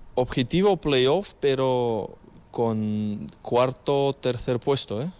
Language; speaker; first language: Spanish; non-native, fluent; Ukrainian